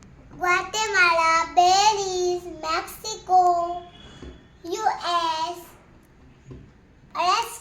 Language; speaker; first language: English; non-native, learner; Gujarati